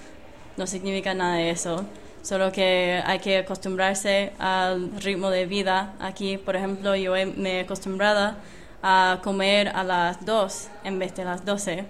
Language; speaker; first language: Spanish; non-native, fluent; English